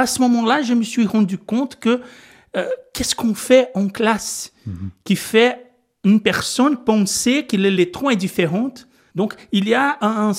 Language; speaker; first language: French; non-native, fluent; Portuguese